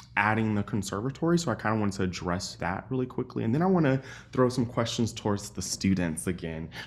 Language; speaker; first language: English; native; English